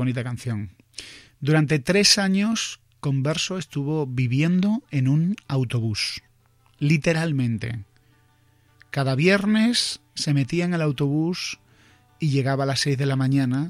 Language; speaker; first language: Spanish; native; Spanish